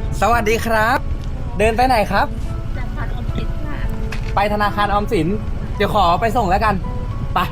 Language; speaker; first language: Thai; native; Thai